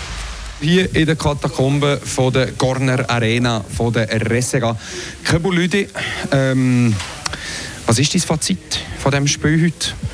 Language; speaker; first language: German; native; German